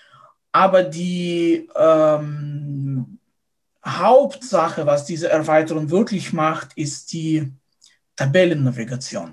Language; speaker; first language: German; non-native, fluent; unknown